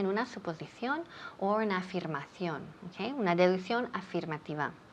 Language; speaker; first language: Spanish; non-native, fluent; English